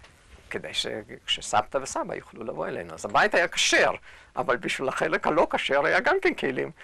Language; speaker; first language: Hebrew; non-native, fluent; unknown